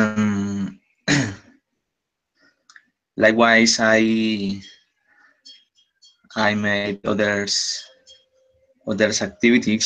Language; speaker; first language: English; non-native, learner; Spanish